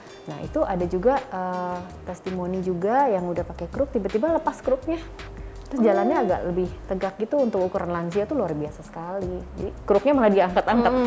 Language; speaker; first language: Indonesian; native; Indonesian